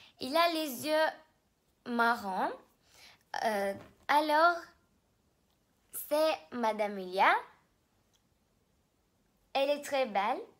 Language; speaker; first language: French; non-native, learner; Turkish